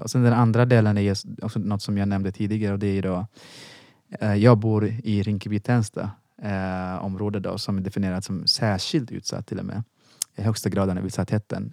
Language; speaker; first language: Swedish; non-native, fluent; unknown